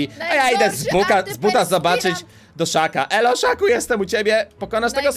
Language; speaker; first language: Polish; native; Polish